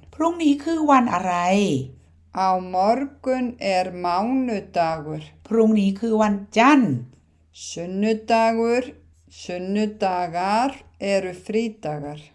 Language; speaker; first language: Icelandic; non-native, fluent; Thai